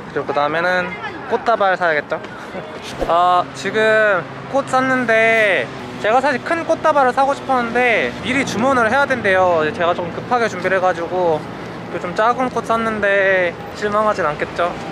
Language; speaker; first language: Korean; native; Korean